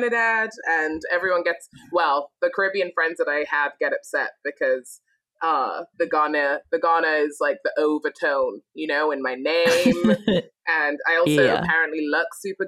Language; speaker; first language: English; native; English